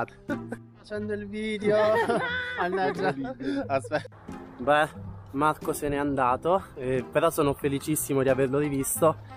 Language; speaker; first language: Italian; native; Italian